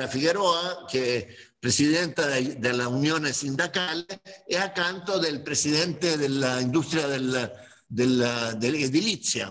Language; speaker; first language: Italian; non-native, fluent; Spanish